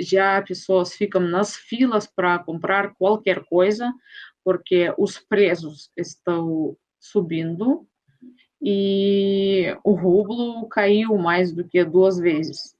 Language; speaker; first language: Portuguese; non-native, fluent; Russian